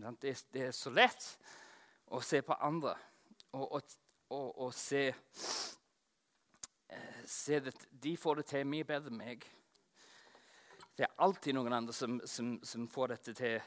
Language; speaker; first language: Norwegian; non-native, fluent; English